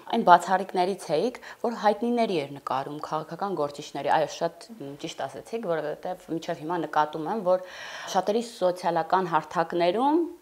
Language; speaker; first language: Armenian; native; Armenian